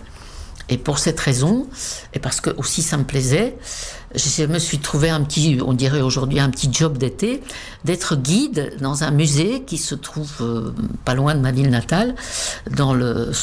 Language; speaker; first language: French; non-native, fluent; Czech